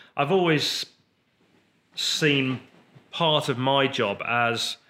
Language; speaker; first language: English; native; English